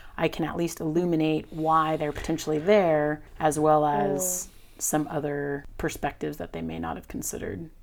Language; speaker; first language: English; native; English